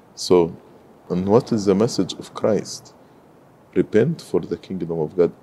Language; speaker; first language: English; non-native, fluent; Arabic